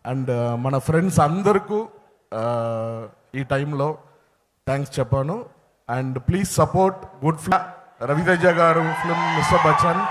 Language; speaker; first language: Telugu; non-native, learner; Tamil